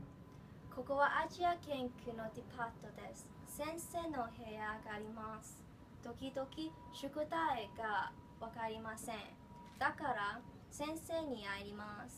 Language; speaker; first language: Japanese; non-native, learner; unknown